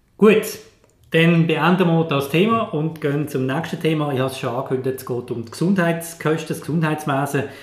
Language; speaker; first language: German; native; German